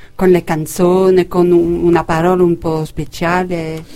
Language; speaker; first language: Italian; early bilingual, heritage; Italian